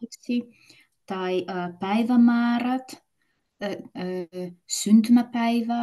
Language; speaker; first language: Finnish; non-native, learner; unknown